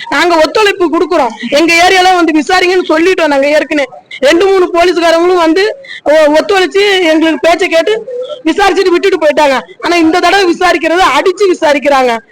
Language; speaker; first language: Tamil; native; Tamil